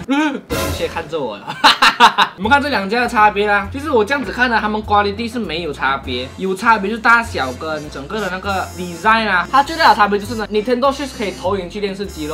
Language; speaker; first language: Chinese; native; Chinese